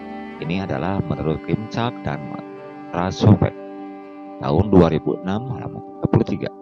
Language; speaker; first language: Indonesian; native; Indonesian